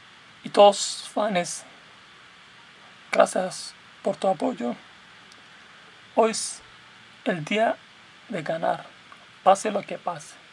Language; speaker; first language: Spanish; non-native, learner; English